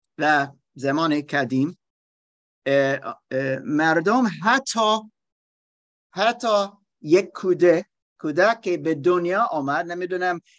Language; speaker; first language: Persian; non-native, learner; German